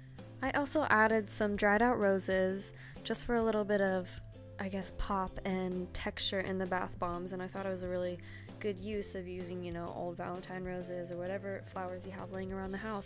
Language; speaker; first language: English; native; English